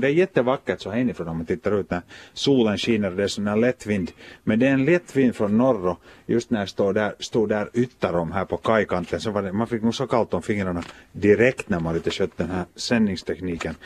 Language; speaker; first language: Swedish; native; Swedish